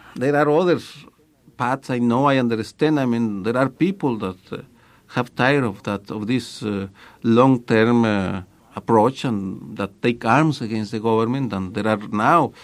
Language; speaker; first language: English; non-native, fluent; Spanish